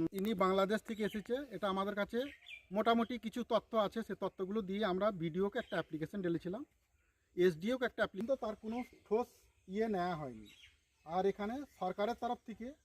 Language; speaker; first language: Bangla; native; Bangla